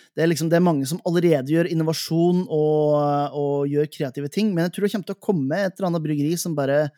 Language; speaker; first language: Norwegian; native; Norwegian